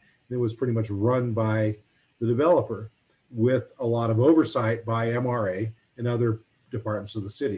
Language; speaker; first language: English; native; English